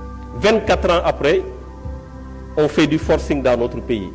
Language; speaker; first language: French; non-native, local second language; Wolof